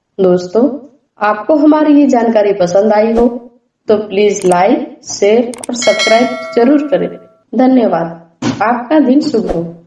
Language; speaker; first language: Hindi; non-native, local second language; Gujarati